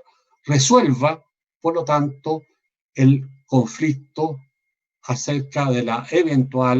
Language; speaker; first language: Spanish; native; Spanish